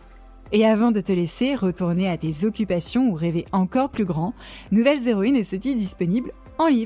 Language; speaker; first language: French; native; French